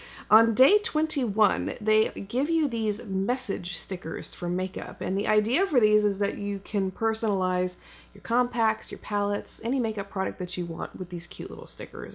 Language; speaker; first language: English; native; English